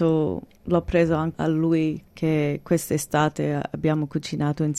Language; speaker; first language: Italian; early bilingual, heritage; English